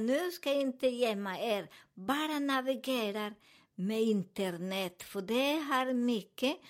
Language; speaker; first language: Swedish; non-native, learner; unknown